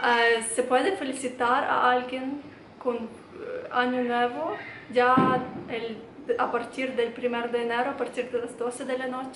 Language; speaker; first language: Spanish; non-native, fluent; Russian